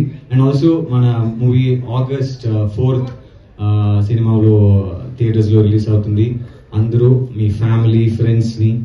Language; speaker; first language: Telugu; non-native, learner; Tamil